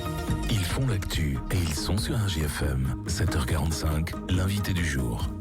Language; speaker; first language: French; native; French